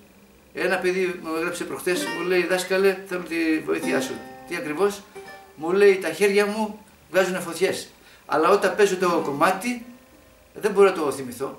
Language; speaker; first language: Greek; native; Greek